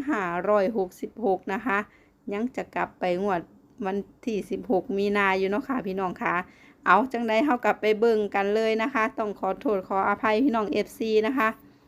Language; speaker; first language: Thai; native; Thai